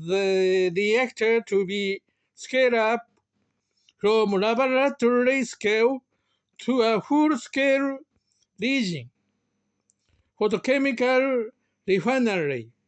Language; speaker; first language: English; non-native, learner; Japanese